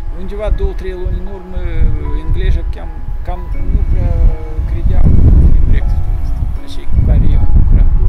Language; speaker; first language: Romanian; non-native, local second language; Russian